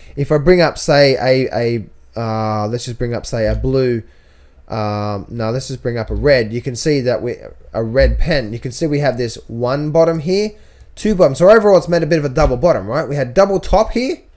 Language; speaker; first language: English; native; English